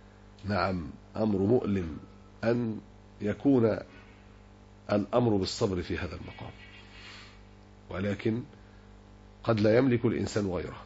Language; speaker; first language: Arabic; native; Arabic